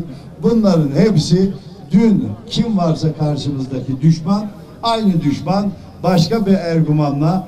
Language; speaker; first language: Turkish; native; Turkish